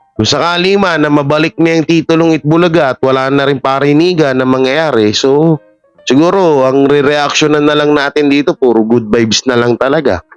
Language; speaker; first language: Filipino; native; Filipino